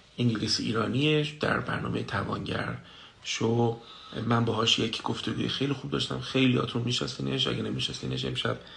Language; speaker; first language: Persian; native; Persian